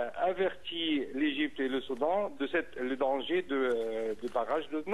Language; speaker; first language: French; non-native, fluent; Arabic